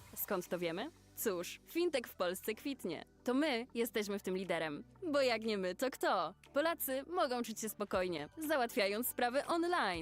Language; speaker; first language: Polish; native; Polish